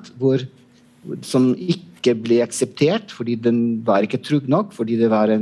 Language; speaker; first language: Norwegian; non-native, fluent; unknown